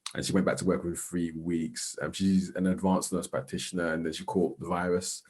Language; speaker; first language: English; native; English